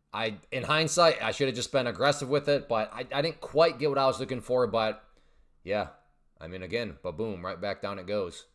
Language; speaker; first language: English; native; English